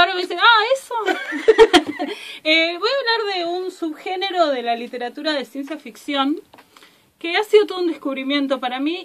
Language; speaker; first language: Spanish; native; Spanish